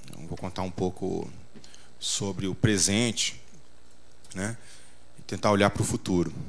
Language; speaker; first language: Portuguese; native; Portuguese